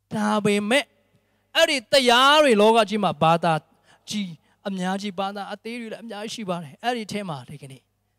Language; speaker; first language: Burmese; non-native, local second language; Tedim Chin